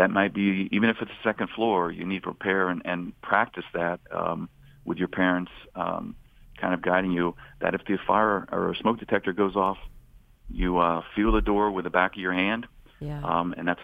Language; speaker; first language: English; native; English